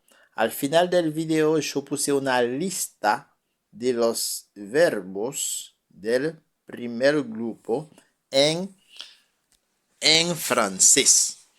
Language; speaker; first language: Spanish; non-native, fluent; French